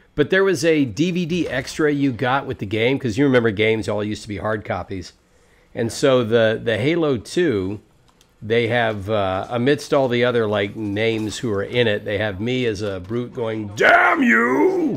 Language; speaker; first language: English; native; English